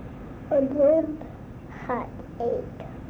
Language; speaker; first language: Dutch; early bilingual, other home language; Arabic